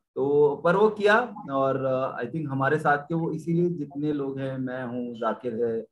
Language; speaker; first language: Hindi; native; Hindi